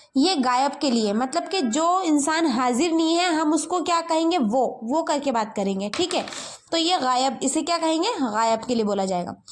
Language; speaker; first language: Urdu; native; Urdu